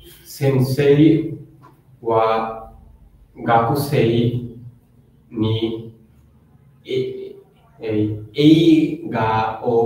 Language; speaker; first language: Japanese; non-native, learner; Bangla